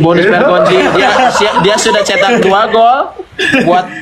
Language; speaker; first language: Indonesian; native; Indonesian